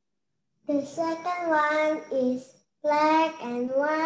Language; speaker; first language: English; non-native, learner; Indonesian